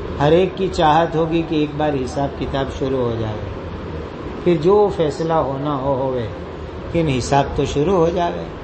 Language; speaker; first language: Urdu; non-native, local second language; Gujarati